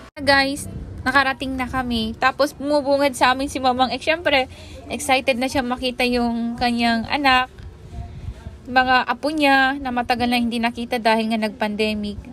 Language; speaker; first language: Filipino; non-native, local second language; Iloko